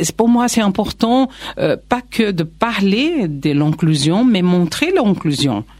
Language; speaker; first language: French; non-native, fluent; Portuguese